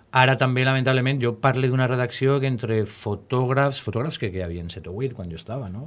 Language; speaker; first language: Catalan; native; Catalan